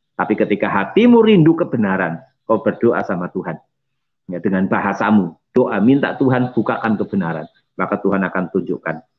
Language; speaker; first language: Indonesian; non-native, local second language; Javanese